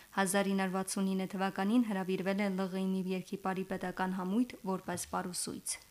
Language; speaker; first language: Armenian; native; Armenian